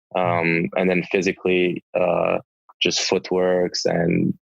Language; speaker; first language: English; non-native, local second language; French